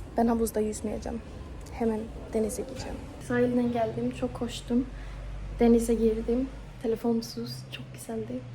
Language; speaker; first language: Turkish; non-native, fluent; Persian